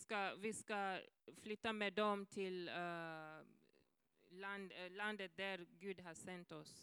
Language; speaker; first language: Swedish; non-native, learner; Swahili